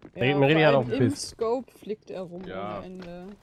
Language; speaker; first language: German; native; German